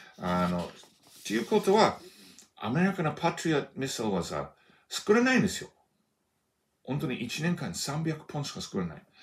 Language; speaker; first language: Japanese; non-native, fluent; English